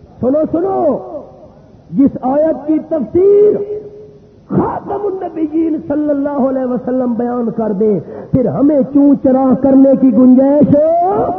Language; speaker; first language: Urdu; non-native, local second language; Pashto